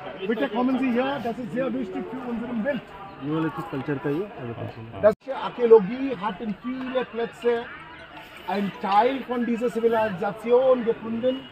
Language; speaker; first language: German; non-native, learner; Hindi